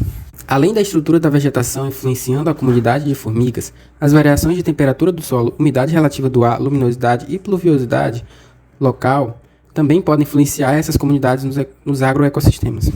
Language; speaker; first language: Portuguese; native; Portuguese